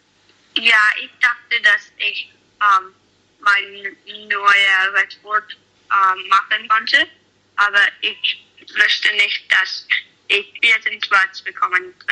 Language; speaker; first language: German; non-native, learner; English